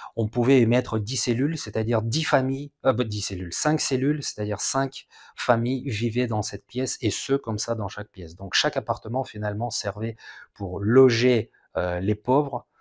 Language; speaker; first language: French; non-native, fluent; Russian